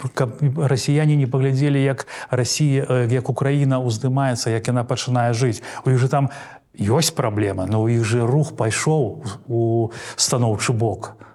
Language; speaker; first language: Belarusian; non-native, local second language; Russian